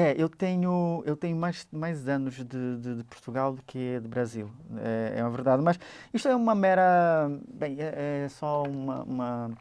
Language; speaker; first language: Portuguese; native; Portuguese